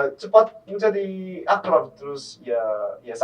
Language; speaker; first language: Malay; non-native, fluent; Korean